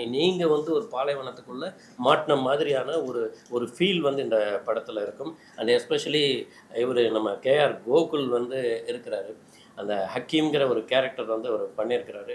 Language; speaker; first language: Tamil; native; Tamil